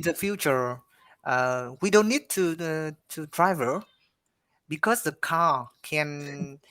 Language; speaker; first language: English; non-native, learner; Vietnamese